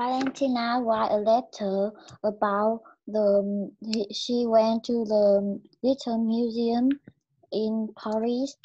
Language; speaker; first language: English; non-native, learner; Vietnamese